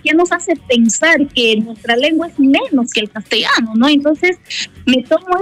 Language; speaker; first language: Spanish; non-native, local second language; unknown